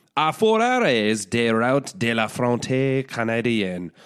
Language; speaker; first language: French; non-native, learner; English